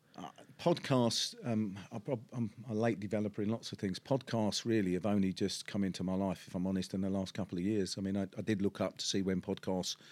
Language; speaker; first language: English; native; English